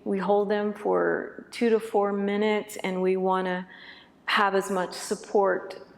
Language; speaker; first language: English; native; English